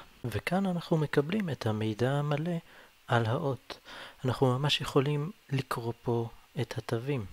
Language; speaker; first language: Hebrew; native; Hebrew